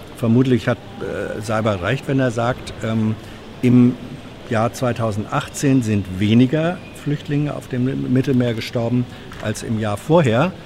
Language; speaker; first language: German; native; German